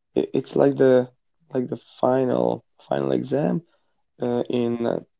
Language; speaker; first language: English; non-native, fluent; Croatian